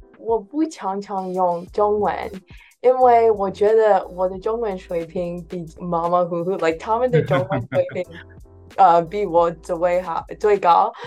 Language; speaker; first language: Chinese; early bilingual, heritage; English